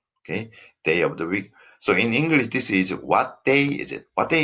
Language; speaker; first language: English; non-native, fluent; Korean